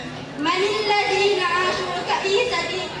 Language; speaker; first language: Arabic; non-native, learner; Indonesian